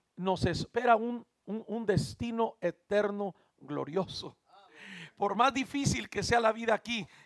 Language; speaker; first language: Spanish; early bilingual, heritage; Spanish